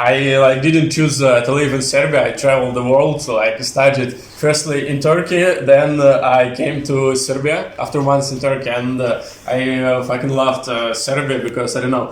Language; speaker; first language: English; non-native, fluent; Russian